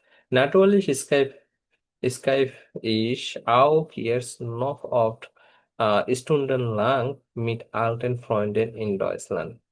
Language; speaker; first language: German; non-native, fluent; Bangla